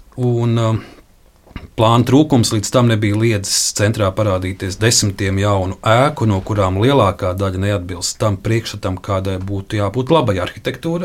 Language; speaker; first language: Latvian; native; Latvian